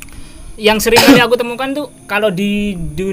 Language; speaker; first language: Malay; non-native, local second language; Javanese